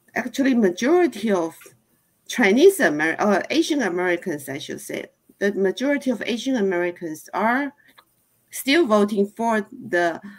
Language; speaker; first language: English; non-native, fluent; Chinese